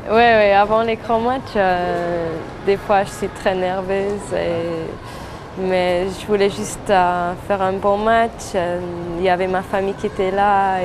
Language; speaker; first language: French; non-native, fluent; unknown